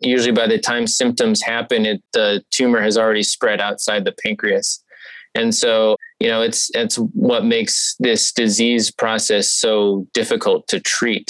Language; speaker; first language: English; native; English